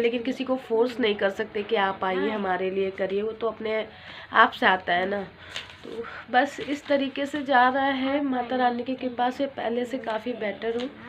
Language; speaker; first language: Hindi; native; Hindi